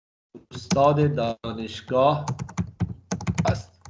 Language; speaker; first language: Persian; non-native, fluent; Urdu